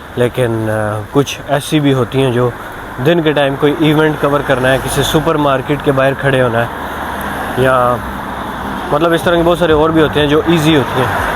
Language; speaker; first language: Urdu; non-native, local second language; Punjabi